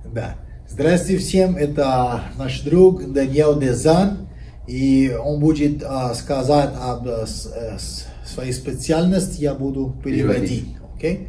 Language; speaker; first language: Russian; non-native, fluent; Portuguese